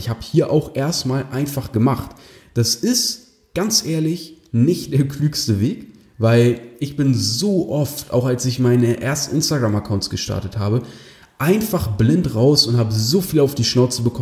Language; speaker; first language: German; native; German